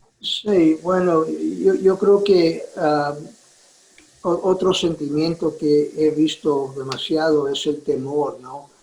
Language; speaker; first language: Spanish; early bilingual, heritage; Spanish